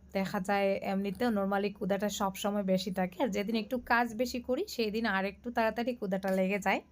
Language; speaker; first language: Bangla; non-native, local second language; Sylheti